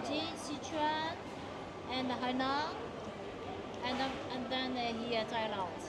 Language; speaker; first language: English; non-native, learner; Chinese